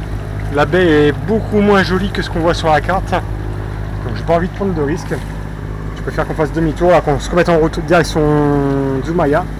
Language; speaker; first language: French; native; French